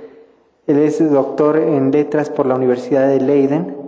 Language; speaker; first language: Spanish; native; Spanish